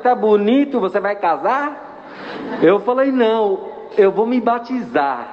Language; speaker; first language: Portuguese; non-native, fluent; Arabic